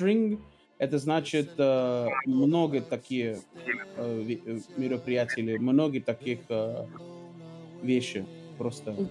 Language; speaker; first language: Russian; non-native, learner; English